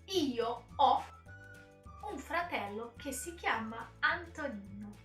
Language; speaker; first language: Italian; non-native, fluent; Portuguese